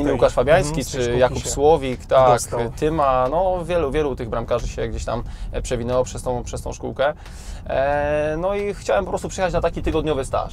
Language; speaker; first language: Polish; native; Polish